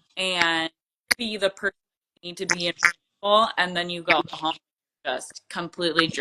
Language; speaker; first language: English; native; English